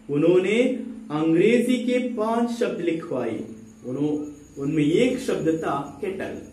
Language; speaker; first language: Hindi; non-native, local second language; Kannada